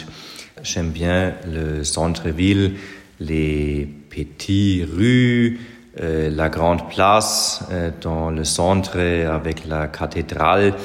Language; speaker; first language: French; non-native, learner; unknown